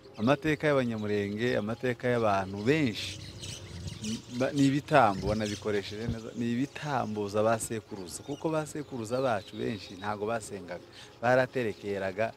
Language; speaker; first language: Kinyarwanda; early bilingual, heritage; Kinyarwanda